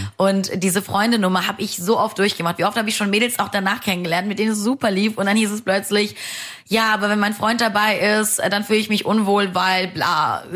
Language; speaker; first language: German; early bilingual, other home language; Romanian